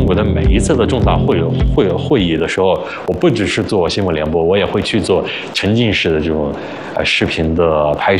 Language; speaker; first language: Chinese; early bilingual, other home language; Arabic